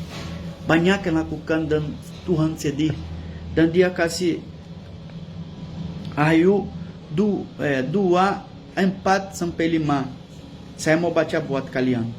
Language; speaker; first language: Indonesian; non-native, learner; Portuguese